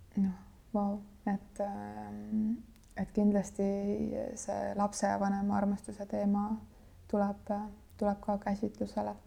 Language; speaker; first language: Estonian; native; Estonian